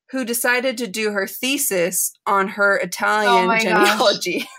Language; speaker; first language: English; native; English